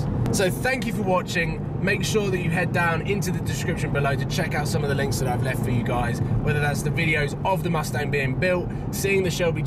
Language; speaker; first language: English; native; English